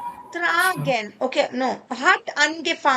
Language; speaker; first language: German; non-native, fluent; Kannada